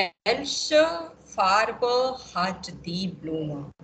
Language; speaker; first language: German; non-native, fluent; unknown